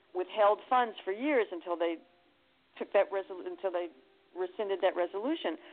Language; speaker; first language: English; native; English